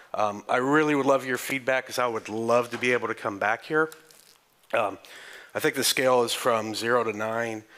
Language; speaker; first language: English; native; English